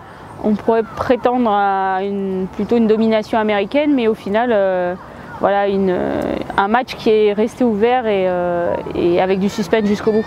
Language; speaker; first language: French; native; French